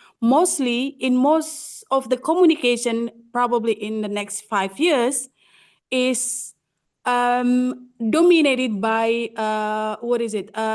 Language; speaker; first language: English; non-native, fluent; Indonesian